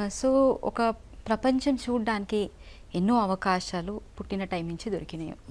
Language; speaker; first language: Telugu; non-native, local second language; Malayalam